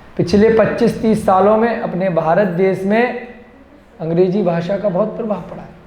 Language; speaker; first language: Hindi; native; Hindi